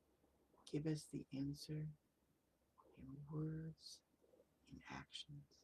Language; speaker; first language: English; native; English